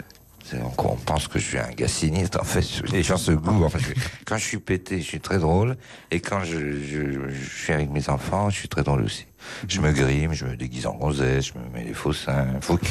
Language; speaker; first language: French; native; French